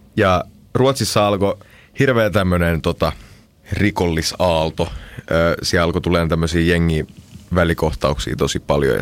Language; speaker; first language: Finnish; early bilingual, heritage; Finnish